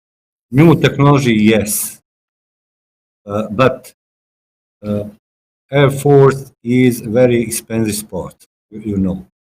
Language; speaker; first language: English; non-native, fluent; Bosnian